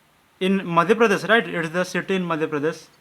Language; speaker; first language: English; non-native, learner; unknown